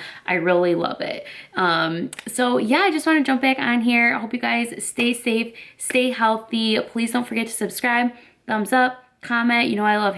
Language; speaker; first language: English; native; English